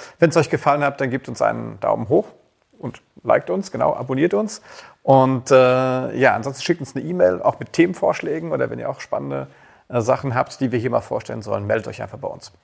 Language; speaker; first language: German; native; German